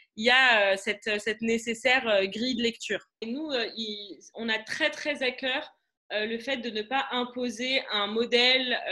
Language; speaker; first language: French; non-native, local second language; Arabic